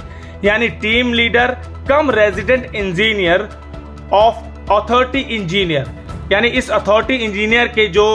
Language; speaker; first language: Hindi; native; Hindi